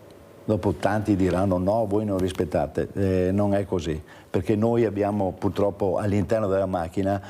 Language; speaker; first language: Italian; native; Italian